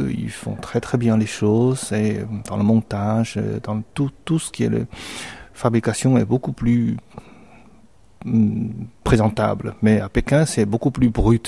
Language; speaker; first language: French; non-native, fluent; Chinese